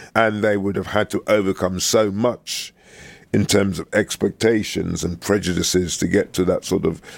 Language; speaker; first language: English; native; English